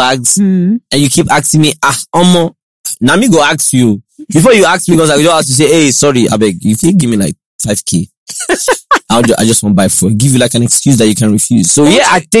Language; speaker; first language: English; non-native, local second language; Yoruba